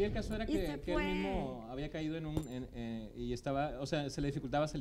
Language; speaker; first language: Spanish; native; Spanish